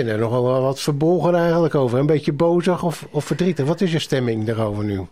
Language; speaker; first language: Dutch; native; Dutch